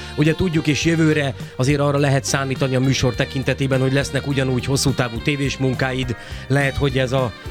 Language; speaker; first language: Hungarian; native; Hungarian